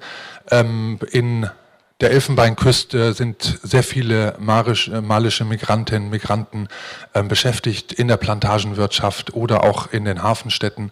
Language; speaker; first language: German; native; German